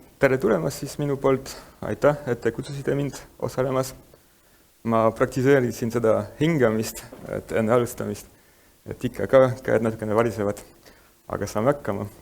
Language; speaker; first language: Estonian; non-native, fluent; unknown